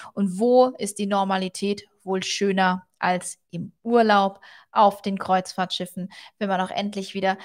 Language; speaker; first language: German; native; German